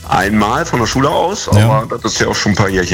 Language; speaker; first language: German; native; German